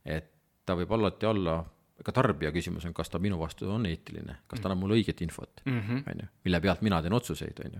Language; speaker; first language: Estonian; native; Estonian